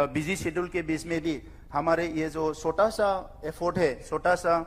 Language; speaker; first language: Hindi; non-native, local second language; Bodo